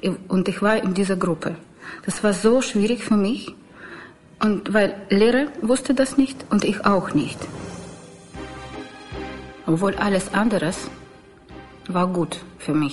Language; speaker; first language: German; non-native, learner; Russian